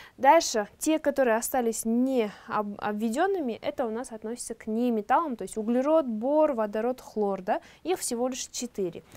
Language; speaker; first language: Russian; non-native, local second language; Kazakh